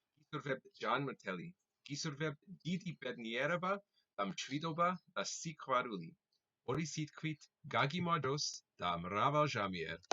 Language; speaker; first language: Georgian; non-native, learner; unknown